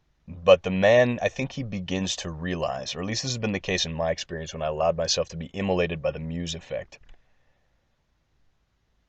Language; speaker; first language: English; native; English